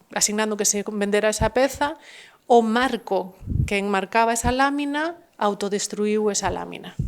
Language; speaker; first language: Spanish; native; Spanish